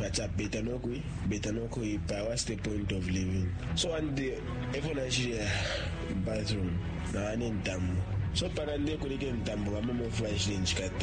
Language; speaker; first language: English; non-native, local second language; Bemba